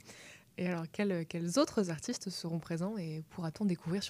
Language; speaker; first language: French; native; French